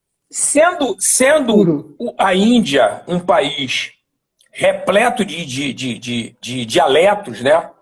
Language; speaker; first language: Portuguese; native; Portuguese